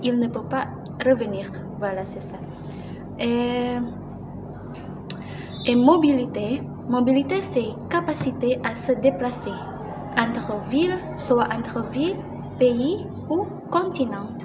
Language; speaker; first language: French; non-native, learner; Indonesian